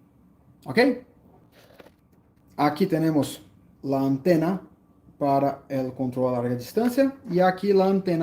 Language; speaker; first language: Spanish; non-native, fluent; Portuguese